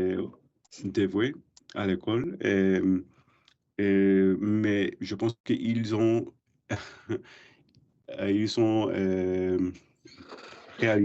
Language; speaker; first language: French; non-native, learner; English